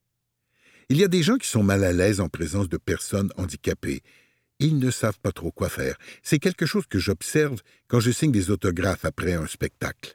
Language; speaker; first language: French; native; French